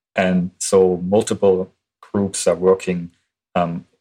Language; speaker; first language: English; non-native, fluent; German